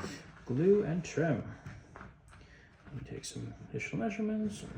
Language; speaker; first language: English; native; English